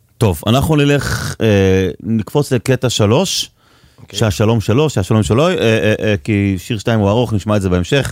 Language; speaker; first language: Hebrew; native; Hebrew